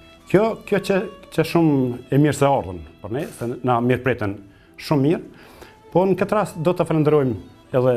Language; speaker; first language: Albanian; native; Albanian